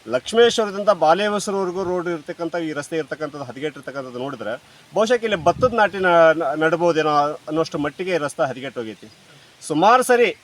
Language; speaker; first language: Kannada; native; Kannada